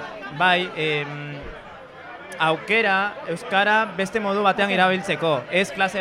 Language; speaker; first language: Basque; non-native, local second language; Spanish